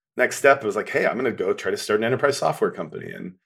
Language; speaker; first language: English; native; English